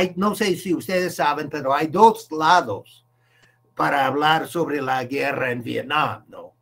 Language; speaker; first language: Spanish; non-native, fluent; English